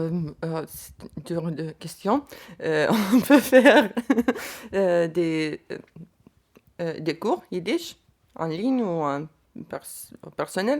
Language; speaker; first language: French; non-native, learner; Lithuanian